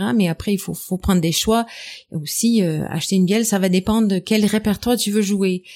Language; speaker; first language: French; non-native, fluent; English